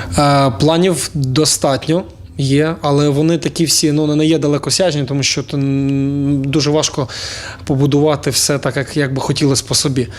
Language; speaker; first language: Ukrainian; native; Ukrainian